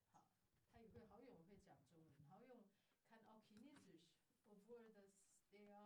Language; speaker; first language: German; non-native, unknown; Chinese